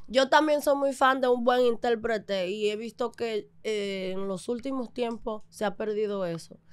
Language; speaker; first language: Spanish; early bilingual, other home language; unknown